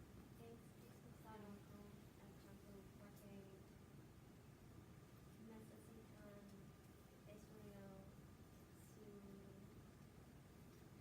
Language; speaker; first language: Spanish; non-native, learner; English